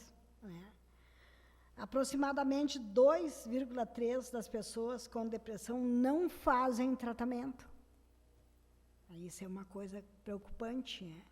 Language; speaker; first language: Portuguese; native; Portuguese